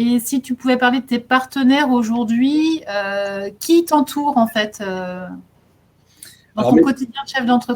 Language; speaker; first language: French; native; French